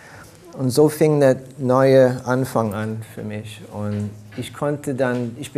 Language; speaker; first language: German; early bilingual, heritage; German